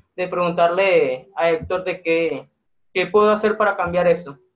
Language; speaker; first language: Spanish; native; Spanish